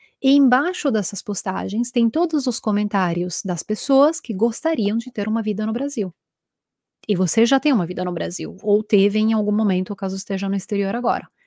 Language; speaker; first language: Portuguese; non-native, fluent; Italian